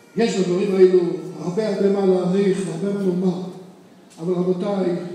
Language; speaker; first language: Hebrew; native; Hebrew